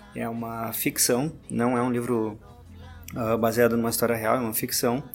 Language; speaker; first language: Portuguese; native; Portuguese